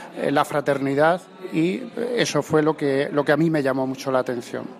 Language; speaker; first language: Spanish; native; Spanish